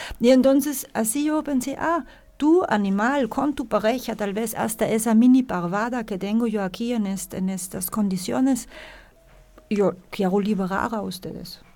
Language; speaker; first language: Spanish; non-native, fluent; German